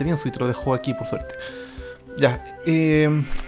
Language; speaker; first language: Spanish; native; Spanish